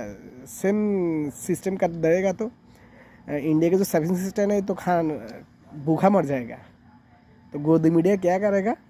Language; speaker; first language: Hindi; non-native, learner; Bangla